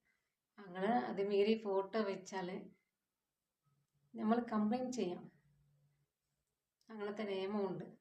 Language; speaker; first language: Malayalam; non-native, local second language; Tamil